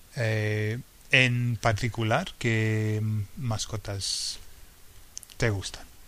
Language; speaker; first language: Spanish; non-native, fluent; English